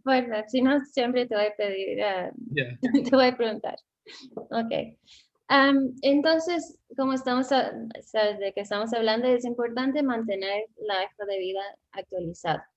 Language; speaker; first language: Spanish; non-native, fluent; English